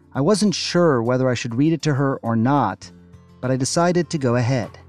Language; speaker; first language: English; native; English